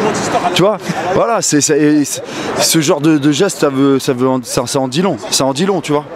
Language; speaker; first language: French; native; French